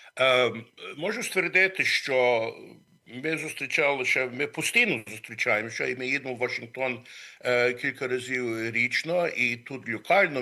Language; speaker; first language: Ukrainian; early bilingual, heritage; Ukrainian